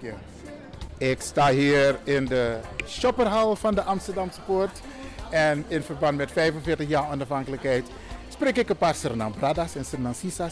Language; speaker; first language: Dutch; native; Dutch